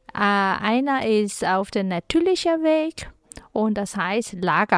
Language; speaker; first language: German; non-native, fluent; Chinese